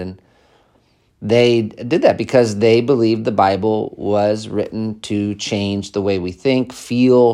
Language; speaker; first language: English; native; English